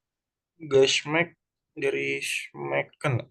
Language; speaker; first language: German; non-native, learner; Indonesian